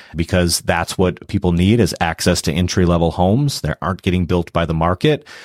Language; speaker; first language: English; native; English